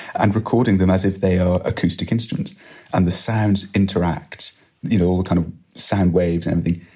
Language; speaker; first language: English; native; English